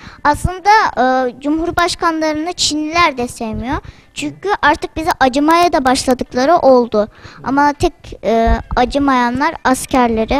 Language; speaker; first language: Turkish; early bilingual, other home language; Uyghur